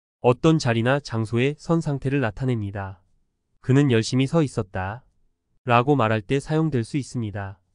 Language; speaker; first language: Korean; native; Korean